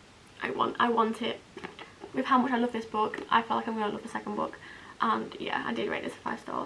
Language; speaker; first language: English; native; English